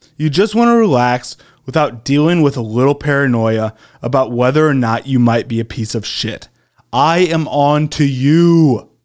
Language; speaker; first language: English; native; English